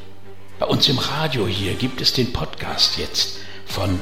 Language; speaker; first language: German; native; German